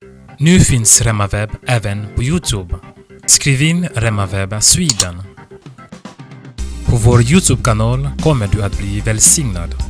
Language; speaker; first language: Swedish; non-native, fluent; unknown